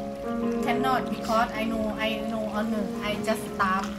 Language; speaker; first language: English; non-native, learner; Thai